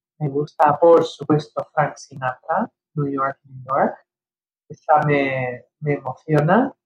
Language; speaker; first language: Spanish; early bilingual, heritage; Spanish